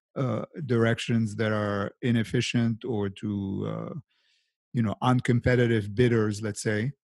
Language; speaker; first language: English; non-native, fluent; Arabic